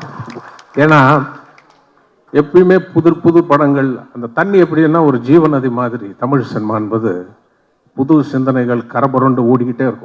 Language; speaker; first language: Tamil; non-native, local second language; Telugu